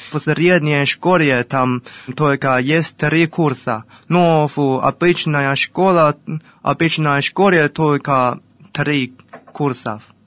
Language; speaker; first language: Russian; non-native, learner; Chinese